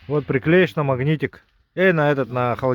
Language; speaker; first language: Russian; native; Russian